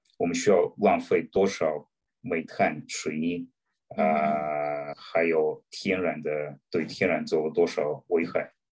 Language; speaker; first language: Chinese; non-native, fluent; Russian